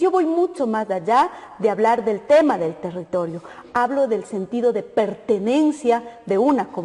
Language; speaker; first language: Spanish; native; Spanish